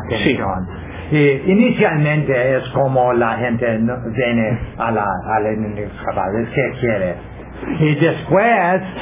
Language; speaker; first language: Spanish; non-native, learner; English